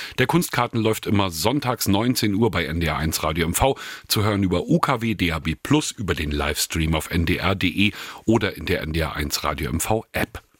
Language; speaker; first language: German; native; German